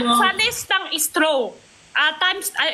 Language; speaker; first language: Filipino; non-native, learner; Chinese